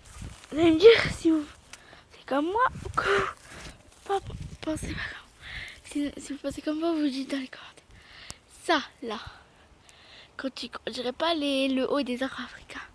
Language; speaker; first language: French; native; French